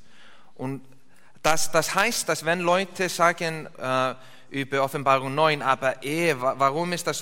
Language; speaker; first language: German; non-native, learner; English